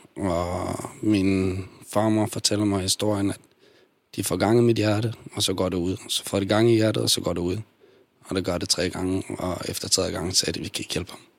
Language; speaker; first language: Danish; early bilingual, other home language; Bosnian